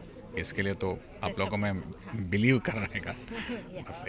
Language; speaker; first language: Hindi; non-native, local second language; Malayalam